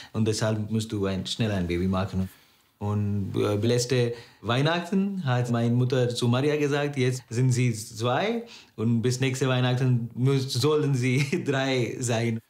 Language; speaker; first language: German; non-native, learner; Malayalam